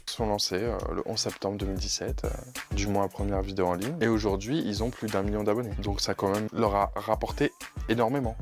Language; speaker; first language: French; native; French